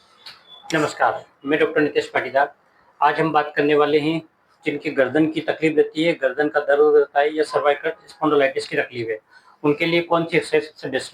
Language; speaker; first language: Hindi; native; Hindi